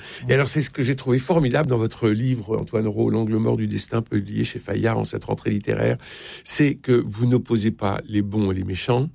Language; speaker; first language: French; native; French